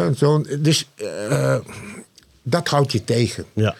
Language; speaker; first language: Dutch; non-native, fluent; Malay